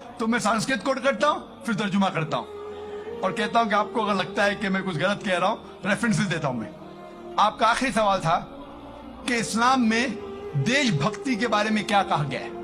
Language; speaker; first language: Urdu; non-native, local second language; Konkani